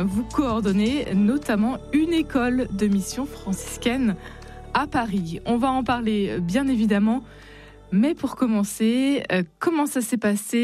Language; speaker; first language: French; native; French